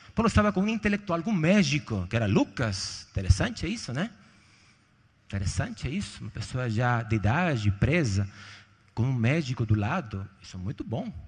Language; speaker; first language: Portuguese; non-native, fluent; Spanish